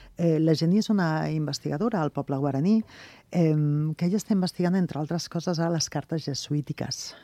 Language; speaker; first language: Catalan; non-native, local second language; Spanish